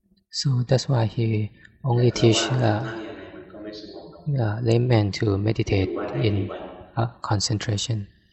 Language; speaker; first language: English; non-native, fluent; Thai